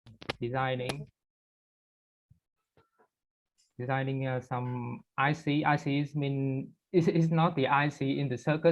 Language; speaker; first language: English; non-native, fluent; Vietnamese